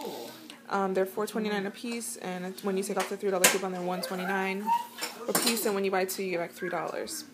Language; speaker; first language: English; native; English